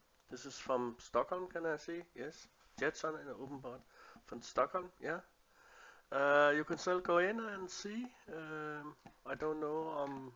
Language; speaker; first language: English; non-native, learner; Danish